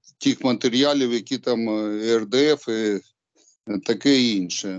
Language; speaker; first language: Ukrainian; non-native, local second language; Russian